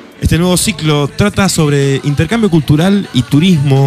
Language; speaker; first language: Spanish; native; Spanish